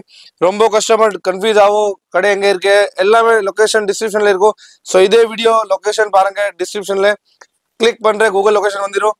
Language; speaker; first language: Tamil; non-native, local second language; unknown